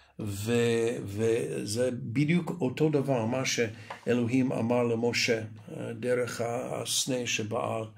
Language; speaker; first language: Hebrew; non-native, fluent; Russian